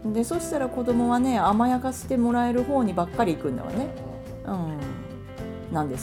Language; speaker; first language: Japanese; native; Japanese